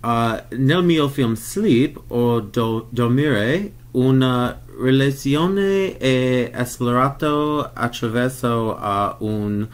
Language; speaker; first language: Italian; non-native, learner; English